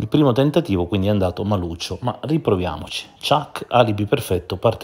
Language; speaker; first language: Italian; native; Italian